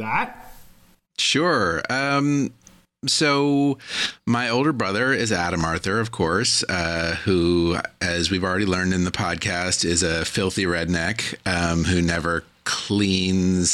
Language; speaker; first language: English; native; English